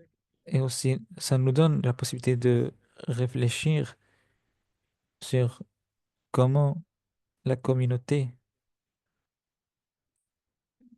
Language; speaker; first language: French; non-native, fluent; Spanish